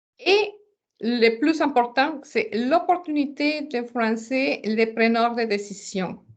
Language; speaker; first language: French; non-native, fluent; Spanish